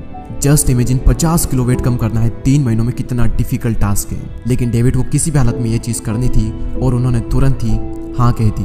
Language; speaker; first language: Hindi; native; Hindi